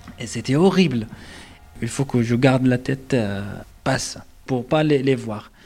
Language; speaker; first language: French; non-native, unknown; Arabic